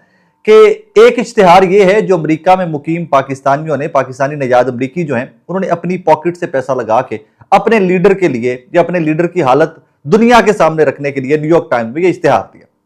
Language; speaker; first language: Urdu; non-native, local second language; Punjabi